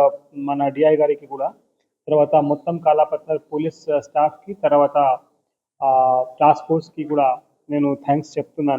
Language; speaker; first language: Telugu; non-native, local second language; Urdu